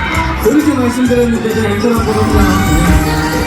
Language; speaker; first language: Korean; native; Korean